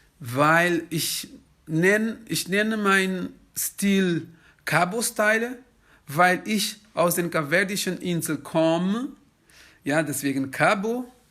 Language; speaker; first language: German; non-native, fluent; Kabuverdianu